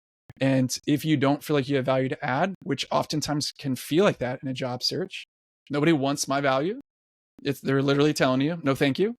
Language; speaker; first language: English; native; English